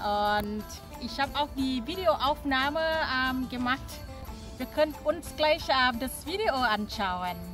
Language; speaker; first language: German; non-native, fluent; Thai